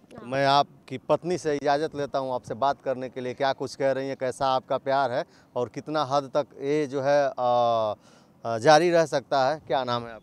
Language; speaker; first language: Hindi; native; Hindi